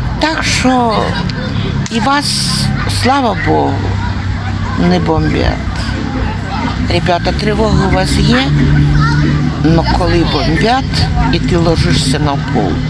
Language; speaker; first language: Ukrainian; non-native, local second language; Russian